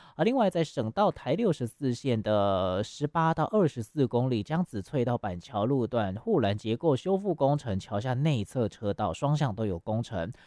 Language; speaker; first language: Chinese; native; Chinese